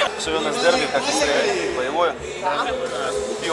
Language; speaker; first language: Russian; native; Russian